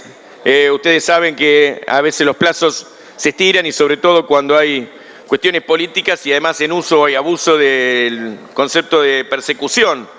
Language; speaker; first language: Spanish; native; Spanish